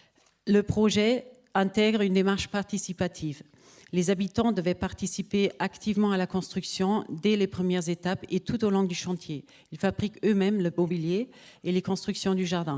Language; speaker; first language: French; native; French